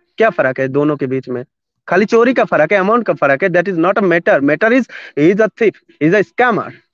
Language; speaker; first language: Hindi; non-native, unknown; Bangla